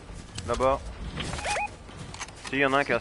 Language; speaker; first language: French; native; French